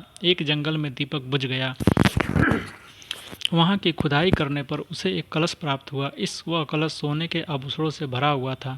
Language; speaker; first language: Hindi; native; Hindi